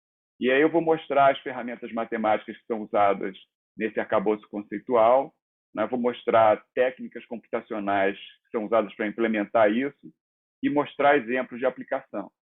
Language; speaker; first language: Portuguese; native; Portuguese